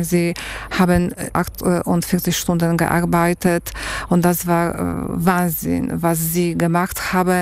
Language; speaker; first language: German; non-native, learner; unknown